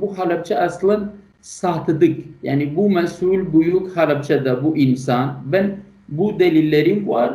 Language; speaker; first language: Turkish; non-native, learner; Kurdish